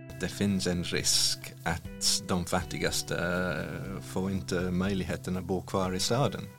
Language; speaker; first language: Swedish; non-native, fluent; English